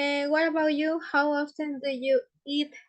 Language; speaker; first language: English; non-native, learner; Spanish